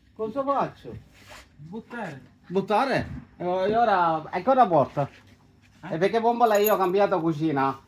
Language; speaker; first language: Italian; non-native, learner; Tamil